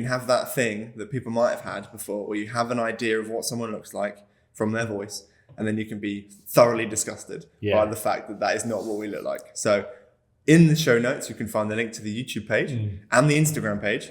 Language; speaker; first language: English; native; English